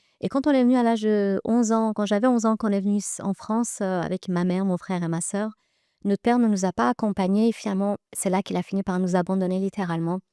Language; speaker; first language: French; early bilingual, other home language; Persian